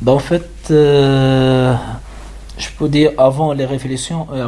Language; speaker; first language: French; non-native, learner; Arabic